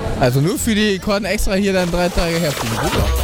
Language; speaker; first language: German; native; German